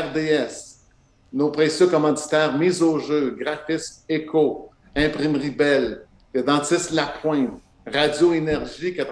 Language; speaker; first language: French; native; French